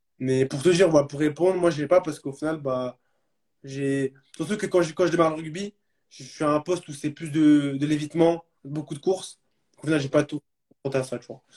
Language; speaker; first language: French; early bilingual, other home language; Arabic